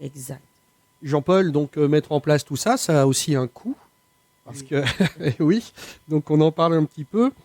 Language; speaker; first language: French; native; French